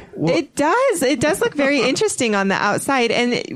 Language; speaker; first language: English; native; English